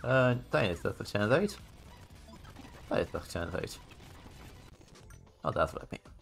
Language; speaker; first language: Polish; native; Polish